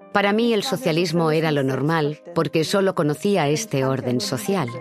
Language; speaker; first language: Spanish; non-native, fluent; German